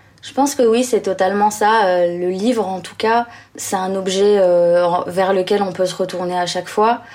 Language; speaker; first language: French; early bilingual, other home language; Arabic